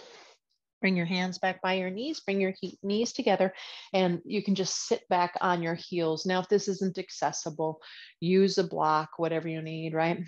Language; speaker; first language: English; native; English